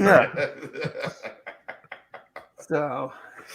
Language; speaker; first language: English; native; English